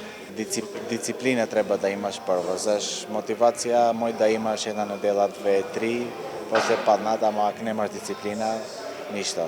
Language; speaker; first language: Macedonian; non-native, local second language; Albanian